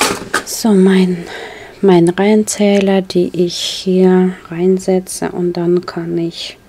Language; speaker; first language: German; non-native, learner; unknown